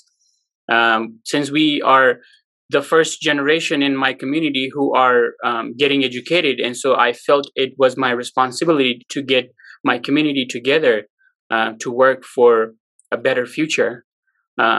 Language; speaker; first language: English; non-native, local second language; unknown